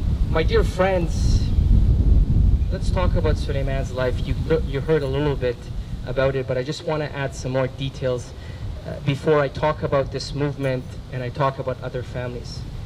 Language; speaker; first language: English; native; English